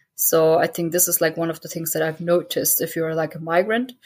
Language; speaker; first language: English; early bilingual, heritage; German